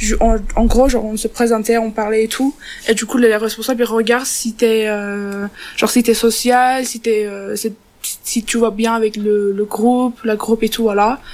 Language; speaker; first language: French; non-native, learner; Turkish